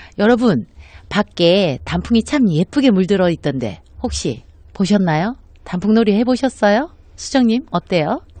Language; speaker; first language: Korean; native; Korean